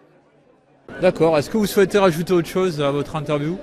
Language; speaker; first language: French; native; French